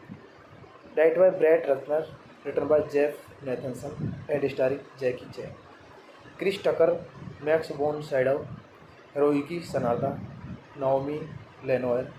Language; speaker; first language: English; non-native, learner; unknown